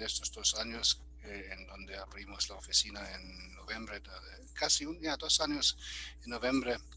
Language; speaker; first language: Spanish; non-native, fluent; German